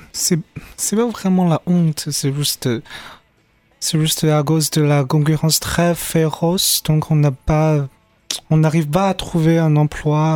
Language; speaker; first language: French; non-native, fluent; Chinese